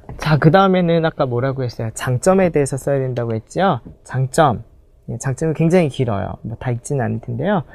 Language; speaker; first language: Korean; native; Korean